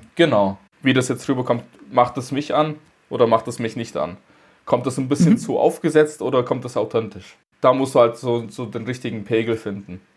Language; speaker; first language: German; early bilingual, other home language; Russian